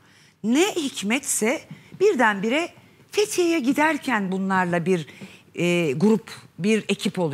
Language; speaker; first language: Turkish; native; Turkish